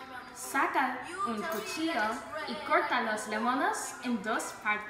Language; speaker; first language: Spanish; non-native, learner; English